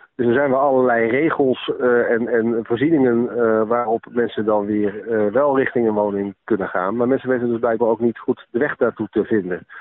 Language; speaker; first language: Dutch; native; Dutch